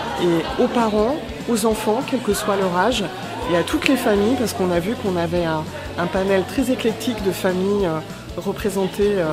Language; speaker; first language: French; native; French